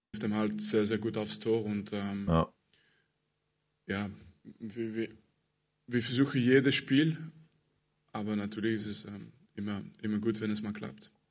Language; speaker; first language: German; non-native, fluent; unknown